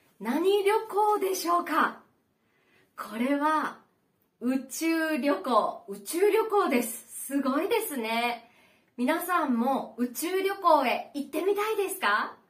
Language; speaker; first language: Japanese; native; Japanese